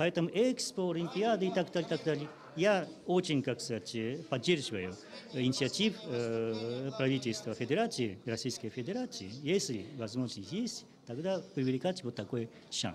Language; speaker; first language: Russian; non-native, learner; Japanese